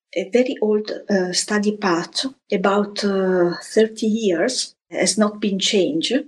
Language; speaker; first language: English; non-native, fluent; Italian